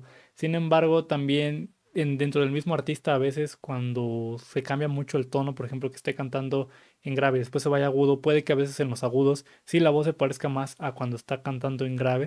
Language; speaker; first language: Spanish; native; Spanish